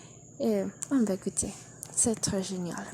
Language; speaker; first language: French; non-native, learner; Spanish